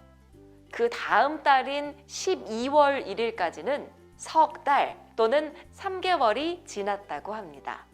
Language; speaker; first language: Korean; native; Korean